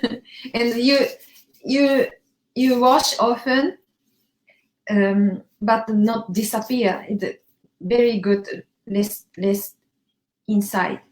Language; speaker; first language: English; non-native, learner; Japanese